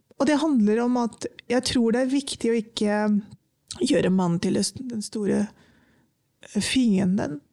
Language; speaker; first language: Norwegian; early bilingual, other home language; Urdu